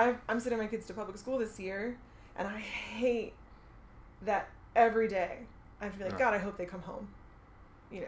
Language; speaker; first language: English; native; English